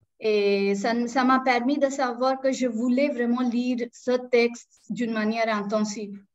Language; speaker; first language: French; non-native, local second language; Marathi